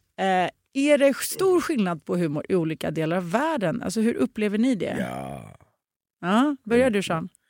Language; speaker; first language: Swedish; early bilingual, other home language; Russian